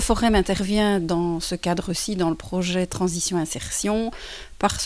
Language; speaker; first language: French; native; French